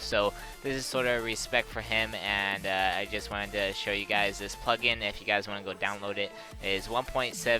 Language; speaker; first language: English; native; English